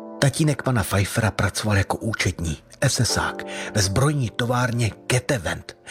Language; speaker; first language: Czech; native; Czech